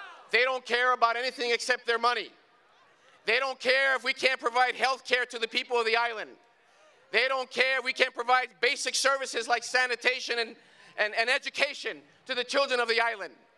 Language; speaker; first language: English; early bilingual, other home language; Spanish